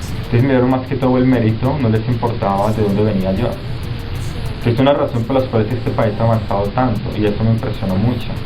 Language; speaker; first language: Spanish; native; Spanish